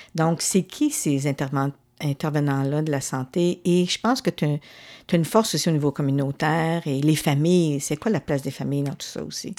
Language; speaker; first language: French; native; French